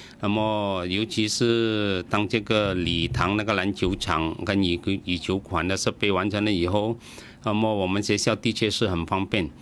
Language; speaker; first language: Chinese; native; Chinese